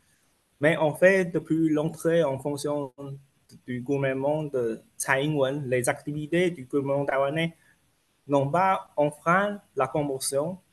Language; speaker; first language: French; non-native, fluent; Chinese